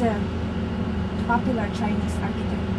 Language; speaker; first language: English; non-native, local second language; Filipino